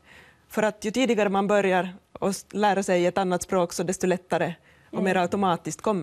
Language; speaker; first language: Swedish; native; Swedish